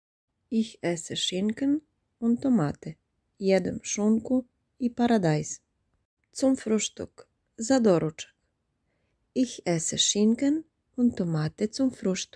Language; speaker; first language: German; non-native, fluent; Serbian